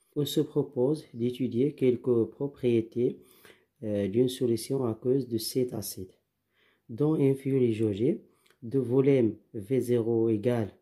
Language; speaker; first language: French; non-native, local second language; Arabic